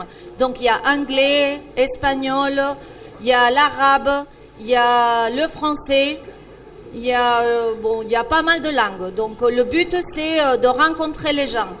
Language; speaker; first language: French; non-native, fluent; Spanish